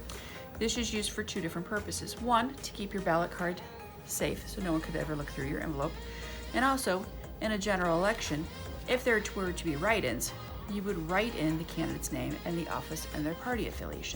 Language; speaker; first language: English; native; English